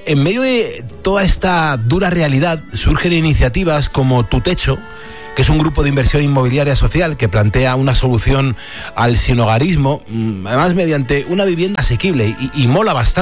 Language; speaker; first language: Spanish; native; Spanish